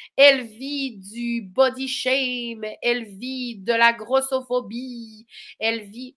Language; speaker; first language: French; native; French